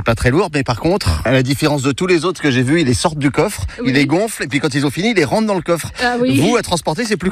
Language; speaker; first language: French; native; French